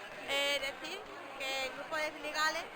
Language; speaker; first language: Spanish; native; Spanish